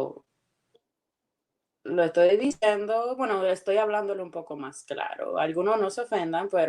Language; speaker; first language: Spanish; early bilingual, heritage; Spanish